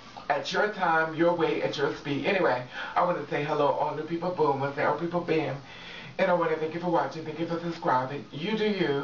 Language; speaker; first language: English; native; English